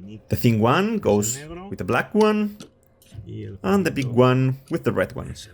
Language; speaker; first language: English; non-native, fluent; Spanish